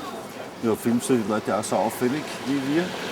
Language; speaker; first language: German; native; German